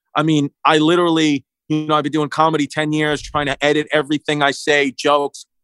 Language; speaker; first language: English; native; English